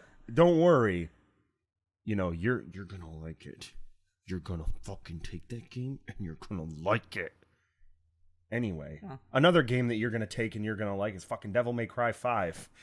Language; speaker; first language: English; native; English